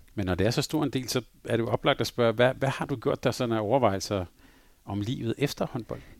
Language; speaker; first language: Danish; native; Danish